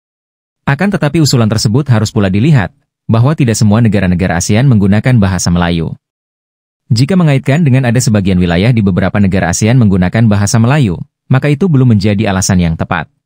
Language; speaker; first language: Indonesian; native; Indonesian